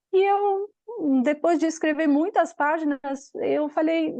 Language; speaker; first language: Portuguese; non-native, fluent; Albanian